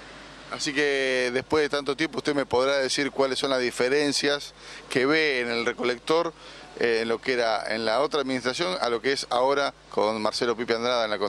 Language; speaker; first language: Spanish; native; Spanish